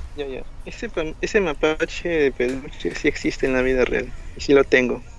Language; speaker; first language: Spanish; native; Spanish